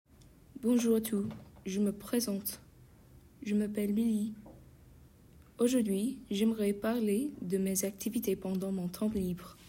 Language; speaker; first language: French; non-native, learner; English